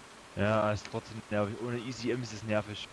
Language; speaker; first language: German; native; German